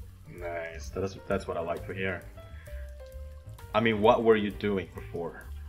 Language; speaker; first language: English; non-native, fluent; Indonesian